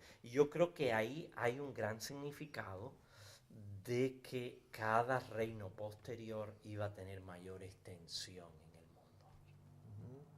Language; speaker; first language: Spanish; native; Spanish